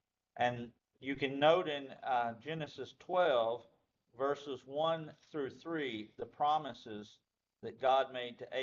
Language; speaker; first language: English; native; English